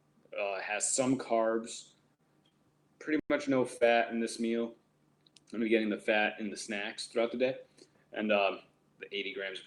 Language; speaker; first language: English; native; English